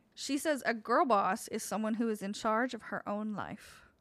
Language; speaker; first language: English; native; English